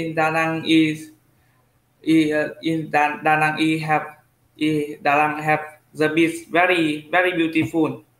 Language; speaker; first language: English; non-native, learner; Vietnamese